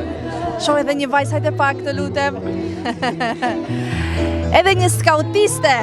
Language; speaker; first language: Albanian; native; Albanian